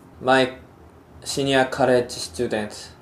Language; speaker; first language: English; non-native, learner; Japanese